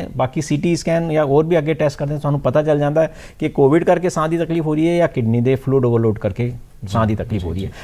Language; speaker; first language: Hindi; non-native, local second language; Punjabi